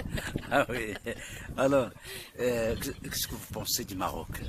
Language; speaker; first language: French; non-native, local second language; Arabic